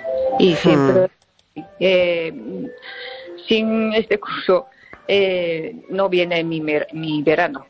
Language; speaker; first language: Spanish; non-native, learner; Japanese